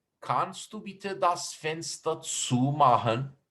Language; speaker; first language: German; non-native, fluent; Turkish